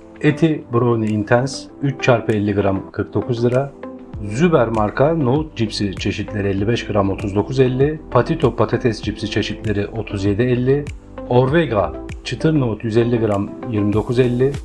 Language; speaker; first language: Turkish; native; Turkish